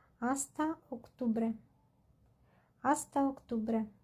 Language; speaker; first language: Spanish; non-native, fluent; Ukrainian